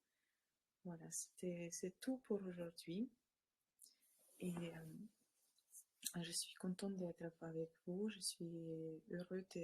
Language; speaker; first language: French; non-native, learner; Russian